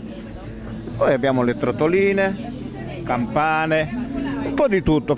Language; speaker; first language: Italian; native; Italian